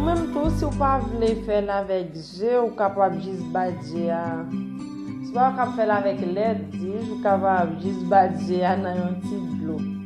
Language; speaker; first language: French; non-native, learner; Haitian Creole